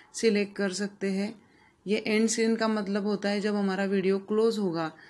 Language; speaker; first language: Hindi; non-native, local second language; Marathi